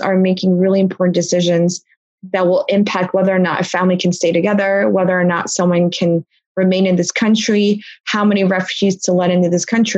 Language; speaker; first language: English; native; English